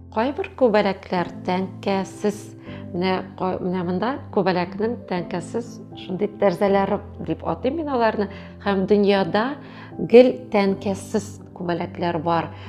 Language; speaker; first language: Tatar; native; Tatar